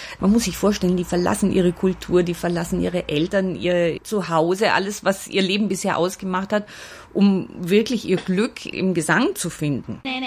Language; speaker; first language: German; native; German